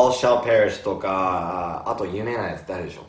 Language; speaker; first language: Japanese; non-native, fluent; English